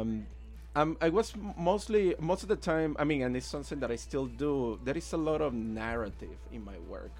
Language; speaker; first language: English; non-native, fluent; Spanish